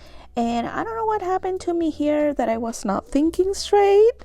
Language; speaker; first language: English; non-native, fluent; Spanish